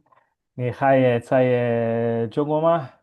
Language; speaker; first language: Chinese; non-native, learner; Hebrew